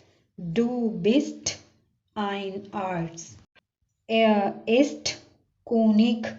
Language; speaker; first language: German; non-native, learner; Urdu